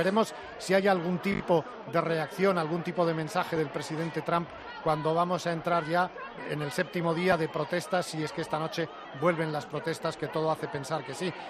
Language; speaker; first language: Spanish; native; Spanish